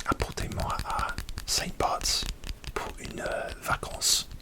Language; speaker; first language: French; non-native, learner; English